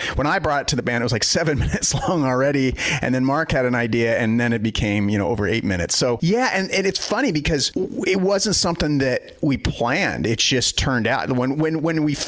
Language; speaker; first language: English; native; English